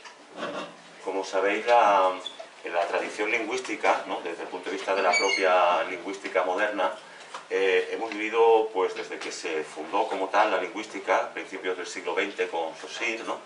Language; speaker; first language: Spanish; native; Spanish